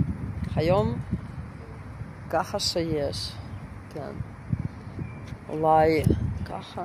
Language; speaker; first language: Hebrew; non-native, learner; Ukrainian